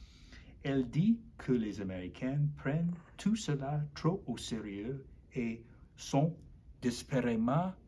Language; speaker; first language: French; non-native, learner; English